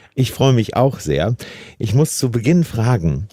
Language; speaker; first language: German; native; German